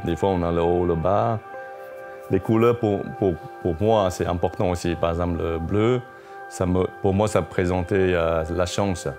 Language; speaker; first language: French; non-native, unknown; Chinese